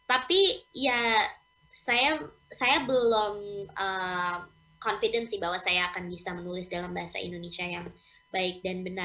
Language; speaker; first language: Indonesian; early bilingual, heritage; English